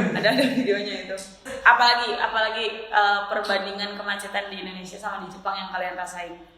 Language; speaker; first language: Indonesian; native; Indonesian